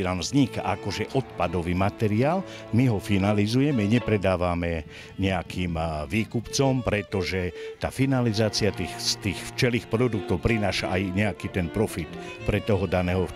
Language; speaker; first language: Slovak; native; Slovak